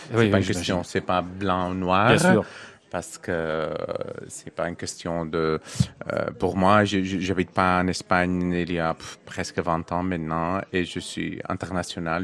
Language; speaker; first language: French; non-native, learner; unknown